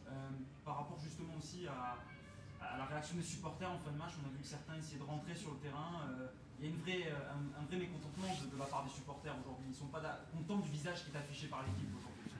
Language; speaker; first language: French; native; French